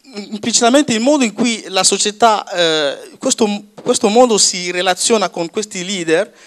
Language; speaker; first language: Italian; non-native, fluent; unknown